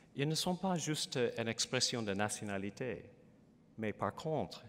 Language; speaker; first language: French; non-native, learner; English